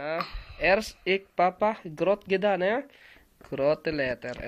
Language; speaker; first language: Dutch; non-native, learner; Filipino